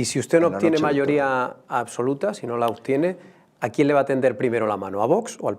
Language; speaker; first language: Spanish; native; Spanish